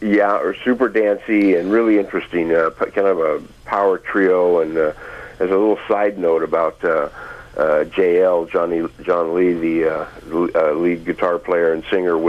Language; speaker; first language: English; native; English